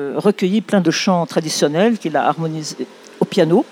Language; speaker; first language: French; non-native, local second language; Arabic